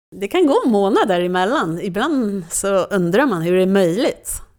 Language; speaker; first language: Swedish; non-native, fluent; French